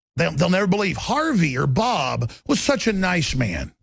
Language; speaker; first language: English; native; English